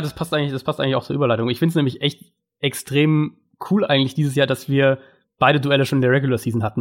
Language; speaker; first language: German; native; German